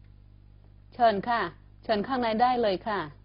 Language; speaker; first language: Thai; non-native, fluent; Chinese